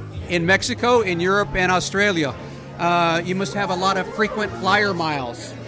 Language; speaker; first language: English; native; English